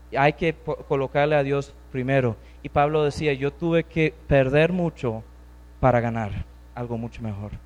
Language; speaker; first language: Spanish; non-native, fluent; English